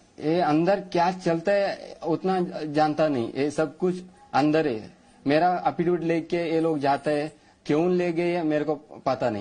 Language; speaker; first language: Hindi; non-native, local second language; Malayalam